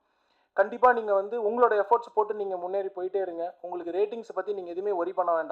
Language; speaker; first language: Tamil; native; Tamil